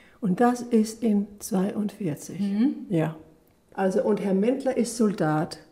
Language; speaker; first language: German; non-native, fluent; Danish